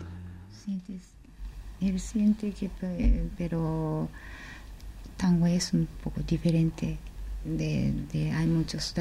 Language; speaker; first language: Spanish; non-native, learner; Japanese